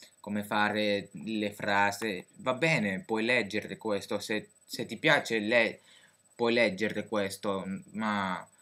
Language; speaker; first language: Italian; non-native, fluent; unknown